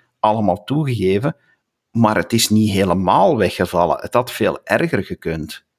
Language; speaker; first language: Dutch; native; Dutch